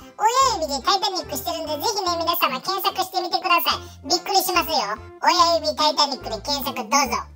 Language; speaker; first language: Japanese; native; Japanese